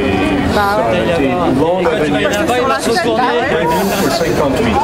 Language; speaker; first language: French; non-native, fluent; English